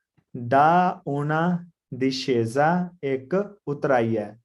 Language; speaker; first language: Italian; non-native, learner; Punjabi